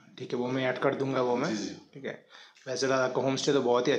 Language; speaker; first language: Hindi; non-native, local second language; Bangla